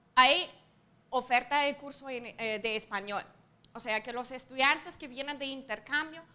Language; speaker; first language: Spanish; non-native, fluent; German